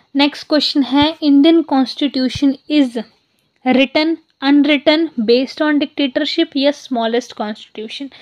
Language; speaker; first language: Hindi; non-native, local second language; Punjabi